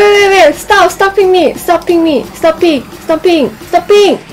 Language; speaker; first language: English; non-native, learner; Korean